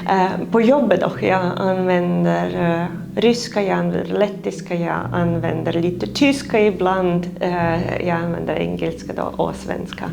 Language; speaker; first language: Swedish; non-native, fluent; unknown